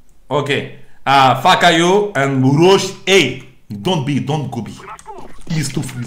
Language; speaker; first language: English; non-native, learner; French